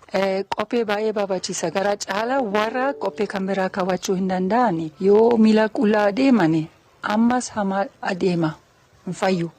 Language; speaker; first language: Oromo; non-native, fluent; German